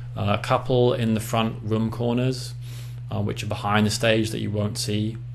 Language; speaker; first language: English; native; English